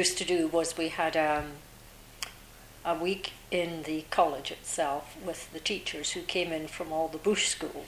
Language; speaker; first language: English; native; English